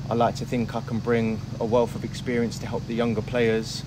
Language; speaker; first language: English; native; English